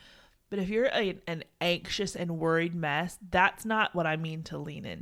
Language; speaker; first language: English; native; English